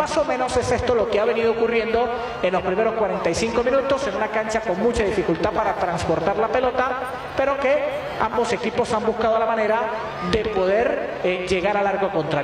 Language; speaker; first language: Spanish; native; Spanish